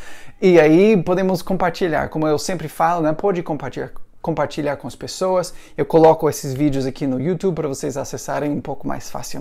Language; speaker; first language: Portuguese; non-native, fluent; English